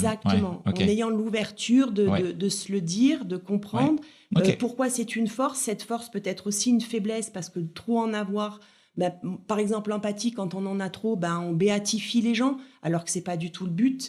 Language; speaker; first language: French; native; French